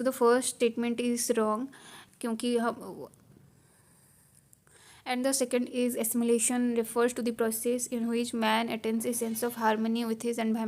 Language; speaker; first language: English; non-native, local second language; Hindi